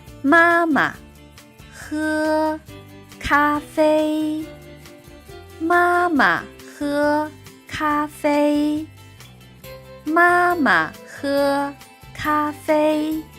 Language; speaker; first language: Chinese; non-native, learner; Thai